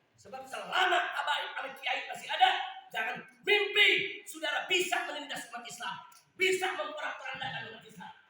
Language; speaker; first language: Indonesian; native; Indonesian